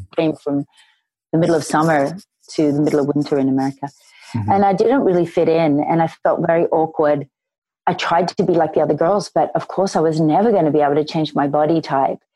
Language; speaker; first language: English; native; English